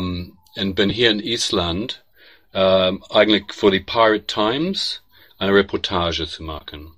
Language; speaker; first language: German; non-native, learner; English